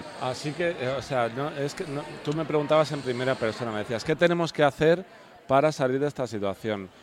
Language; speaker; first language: Spanish; native; Spanish